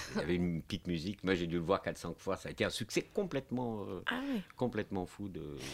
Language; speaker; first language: French; non-native, fluent; Portuguese